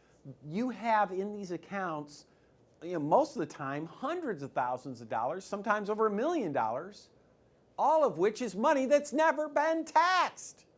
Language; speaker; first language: English; native; English